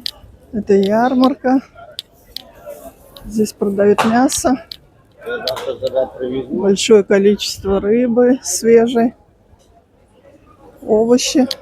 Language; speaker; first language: Russian; native; Russian